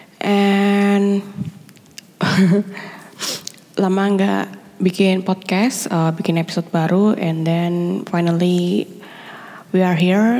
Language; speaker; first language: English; non-native, learner; Indonesian